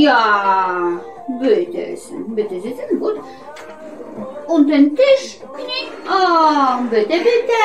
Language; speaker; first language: German; non-native, learner; Polish